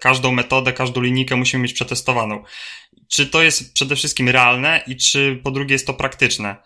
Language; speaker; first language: Polish; native; Polish